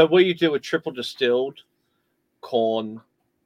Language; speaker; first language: English; native; English